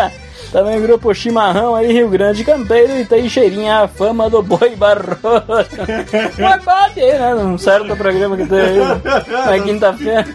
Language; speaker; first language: Portuguese; native; Portuguese